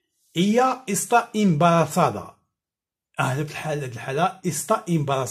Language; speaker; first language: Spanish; non-native, fluent; Arabic